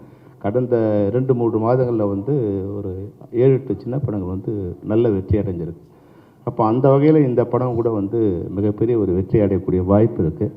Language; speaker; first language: Tamil; native; Tamil